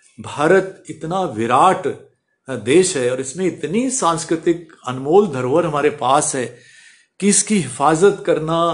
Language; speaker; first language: Hindi; native; Hindi